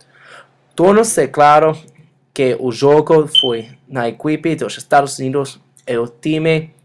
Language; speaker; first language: Portuguese; non-native, learner; English